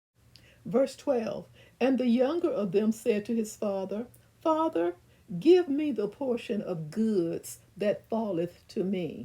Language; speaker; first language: English; native; English